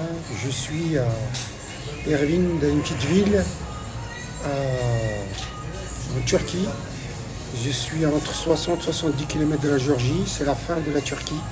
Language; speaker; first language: French; non-native, local second language; Arabic